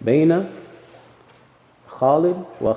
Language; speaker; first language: Arabic; non-native, learner; English